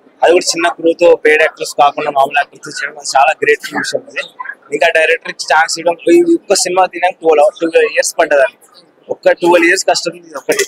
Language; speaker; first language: Telugu; native; Telugu